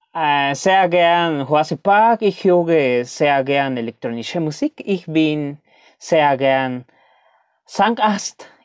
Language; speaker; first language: German; non-native, fluent; Spanish